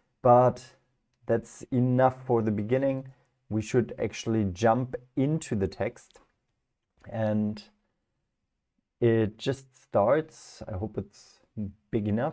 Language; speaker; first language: English; non-native, fluent; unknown